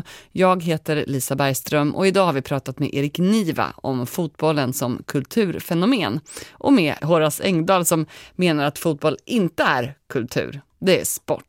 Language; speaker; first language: Swedish; native; Swedish